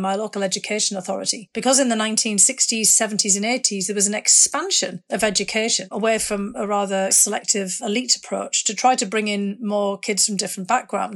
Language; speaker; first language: English; native; English